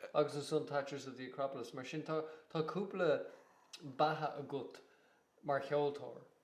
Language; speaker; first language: Irish; native; Irish